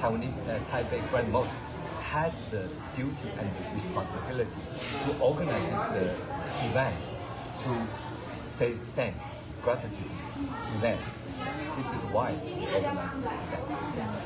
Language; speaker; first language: English; non-native, fluent; Chinese